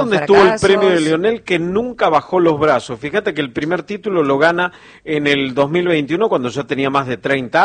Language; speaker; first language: Spanish; native; Spanish